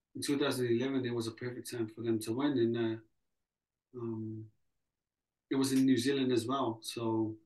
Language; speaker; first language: English; early bilingual, other home language; Samoan